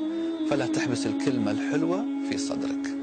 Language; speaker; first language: Arabic; native; Arabic